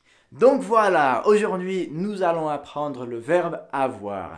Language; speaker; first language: French; non-native, fluent; English